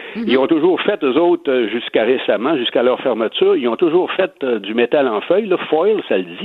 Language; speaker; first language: French; native; French